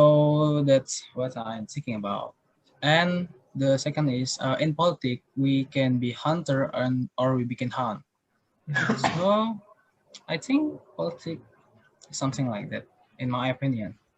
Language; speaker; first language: English; non-native, learner; Indonesian